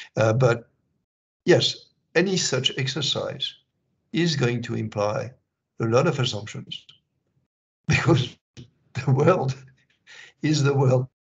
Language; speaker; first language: English; non-native, fluent; French